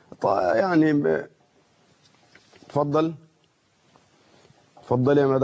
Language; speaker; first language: Arabic; native; Arabic